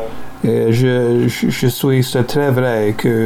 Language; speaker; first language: French; non-native, learner; English